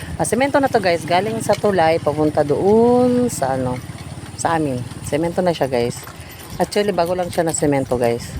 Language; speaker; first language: Filipino; native; Filipino